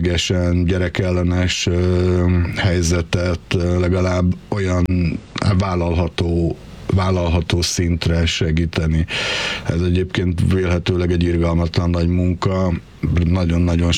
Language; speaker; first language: Hungarian; native; Hungarian